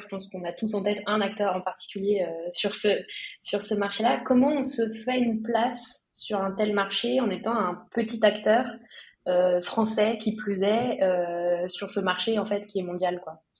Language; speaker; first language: French; native; French